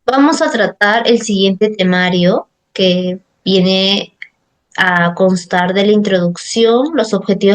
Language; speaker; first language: Spanish; native; Spanish